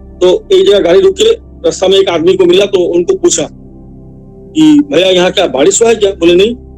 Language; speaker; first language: Hindi; non-native, local second language; Assamese